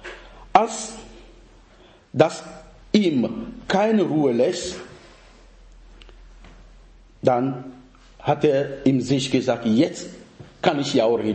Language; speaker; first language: German; non-native, fluent; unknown